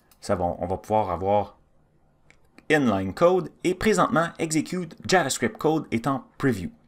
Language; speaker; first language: French; native; French